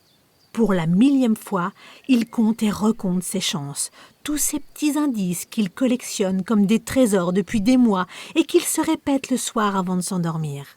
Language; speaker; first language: French; native; French